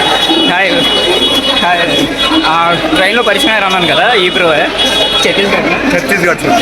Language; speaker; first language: Telugu; native; Telugu